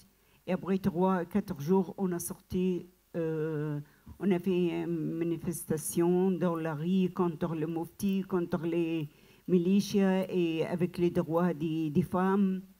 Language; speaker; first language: French; non-native, learner; Arabic